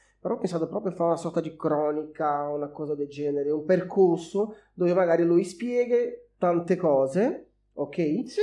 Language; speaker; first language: Italian; non-native, fluent; Portuguese